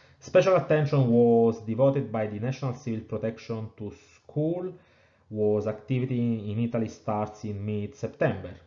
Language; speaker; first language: English; non-native, fluent; Italian